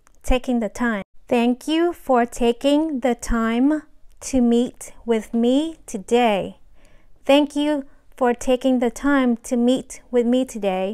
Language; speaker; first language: English; non-native, fluent; Vietnamese